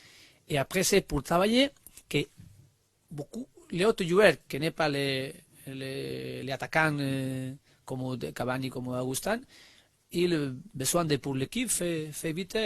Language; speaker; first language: French; non-native, learner; Spanish